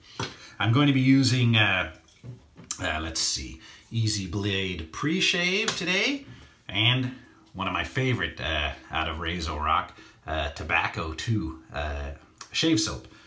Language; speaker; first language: English; native; English